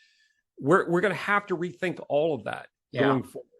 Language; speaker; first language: English; native; English